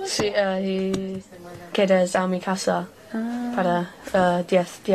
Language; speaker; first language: Spanish; non-native, learner; English